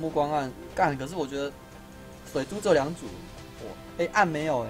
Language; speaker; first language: Chinese; native; Chinese